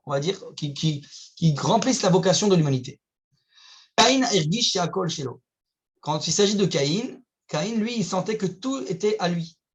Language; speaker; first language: French; native; French